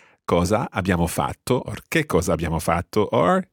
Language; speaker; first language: Italian; non-native, fluent; English